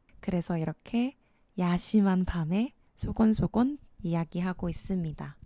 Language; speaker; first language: Korean; native; Korean